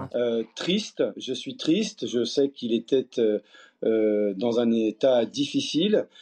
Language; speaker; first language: French; early bilingual, other home language; Portuguese